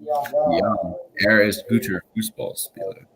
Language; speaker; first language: German; non-native, learner; English